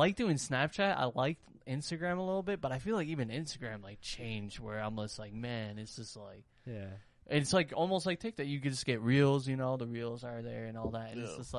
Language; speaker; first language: English; native; English